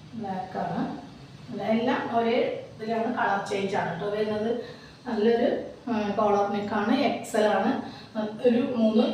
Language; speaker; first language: Malayalam; native; Malayalam